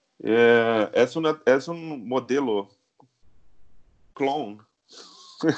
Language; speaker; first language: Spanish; non-native, learner; Portuguese